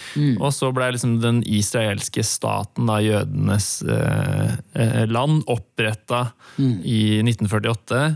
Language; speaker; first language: Norwegian; native; Norwegian